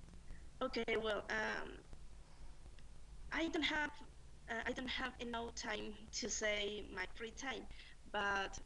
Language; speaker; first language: English; non-native, learner; Spanish